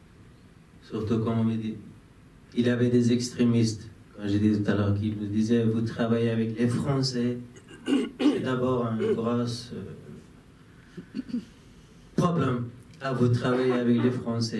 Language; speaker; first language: French; non-native, fluent; Persian